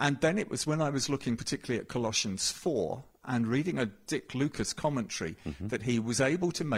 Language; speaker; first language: English; native; English